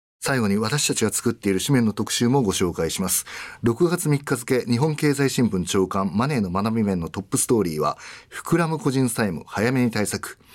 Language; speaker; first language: Japanese; native; Japanese